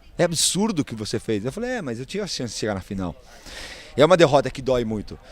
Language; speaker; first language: Portuguese; early bilingual, other home language; Spanish